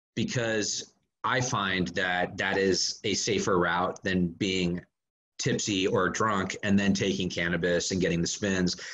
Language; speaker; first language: English; native; English